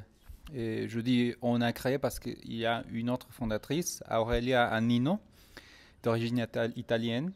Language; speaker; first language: French; non-native, fluent; Spanish